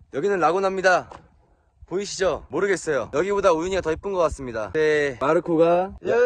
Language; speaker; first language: Korean; native; Korean